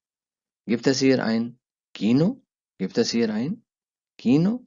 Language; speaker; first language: German; non-native, fluent; Urdu